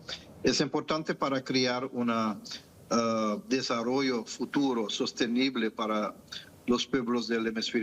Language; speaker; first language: Spanish; non-native, fluent; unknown